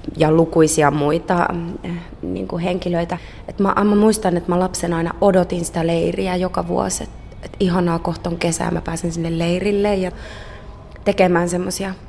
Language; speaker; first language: Finnish; native; Finnish